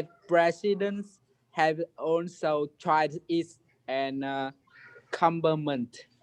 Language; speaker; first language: English; non-native, learner; Vietnamese